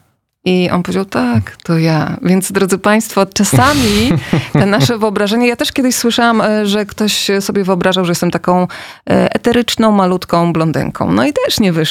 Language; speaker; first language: Polish; native; Polish